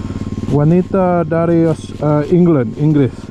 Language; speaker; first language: Indonesian; non-native, learner; English